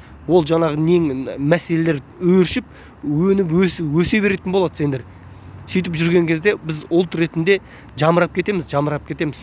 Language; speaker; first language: Kazakh; native; Kazakh